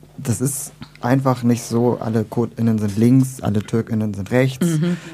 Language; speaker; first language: German; early bilingual, other home language; Turkish